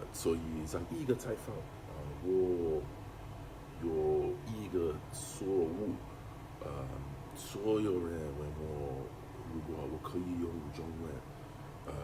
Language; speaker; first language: Chinese; non-native, learner; English